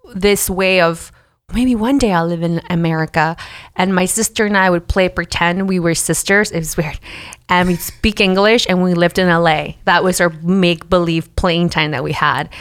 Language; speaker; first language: English; early bilingual, other home language; Spanish